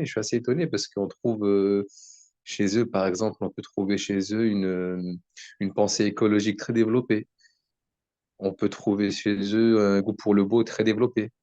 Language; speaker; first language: French; native; French